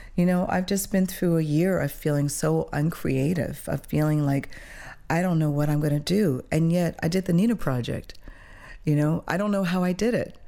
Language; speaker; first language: English; early bilingual, other home language; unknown